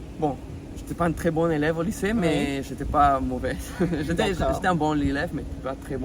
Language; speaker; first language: French; non-native, fluent; Spanish